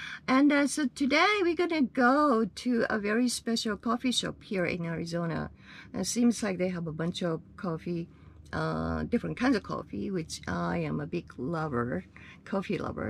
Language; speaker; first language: English; non-native, fluent; Japanese